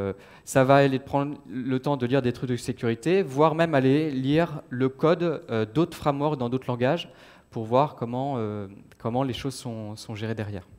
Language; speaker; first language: French; native; French